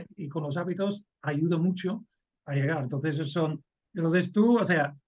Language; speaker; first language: Spanish; non-native, fluent; English